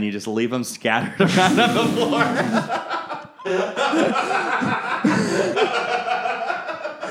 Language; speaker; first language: English; native; English